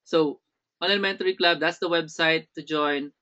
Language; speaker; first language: English; non-native, local second language; Filipino